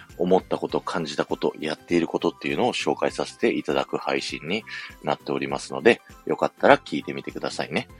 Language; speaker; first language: Japanese; native; Japanese